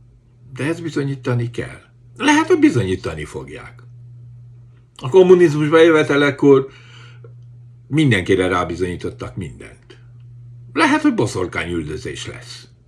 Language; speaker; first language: Hungarian; native; Hungarian